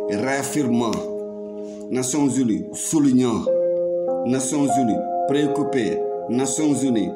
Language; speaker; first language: French; non-native, local second language; Wolof